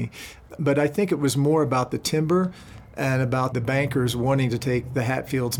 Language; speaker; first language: English; native; English